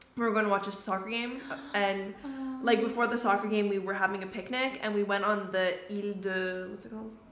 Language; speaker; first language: English; native; English